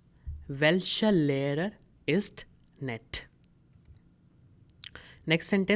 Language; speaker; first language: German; non-native, fluent; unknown